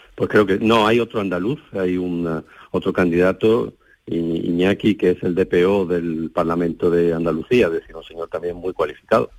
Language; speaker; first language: Spanish; native; Spanish